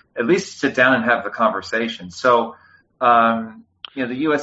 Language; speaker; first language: English; native; English